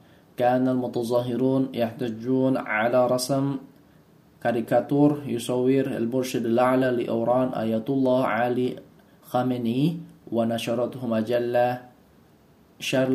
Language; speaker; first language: Arabic; non-native, fluent; Indonesian